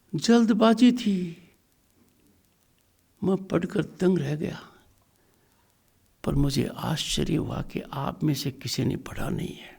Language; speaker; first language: Hindi; native; Hindi